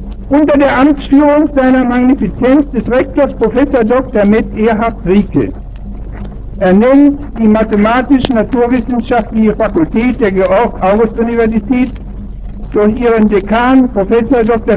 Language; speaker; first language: German; native; German